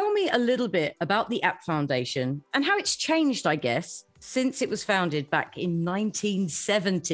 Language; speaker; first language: English; native; English